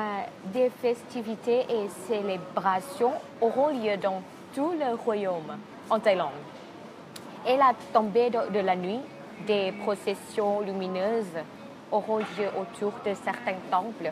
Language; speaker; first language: French; non-native, fluent; Thai